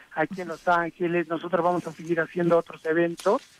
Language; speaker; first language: Spanish; native; Spanish